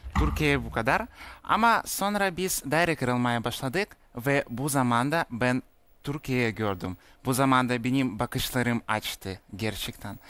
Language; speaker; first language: Turkish; non-native, learner; Russian